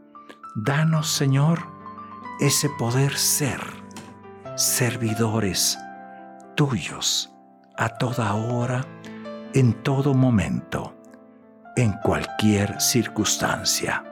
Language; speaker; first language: Spanish; native; Spanish